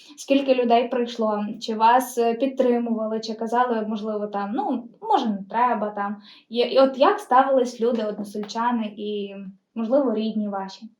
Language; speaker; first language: Ukrainian; native; Ukrainian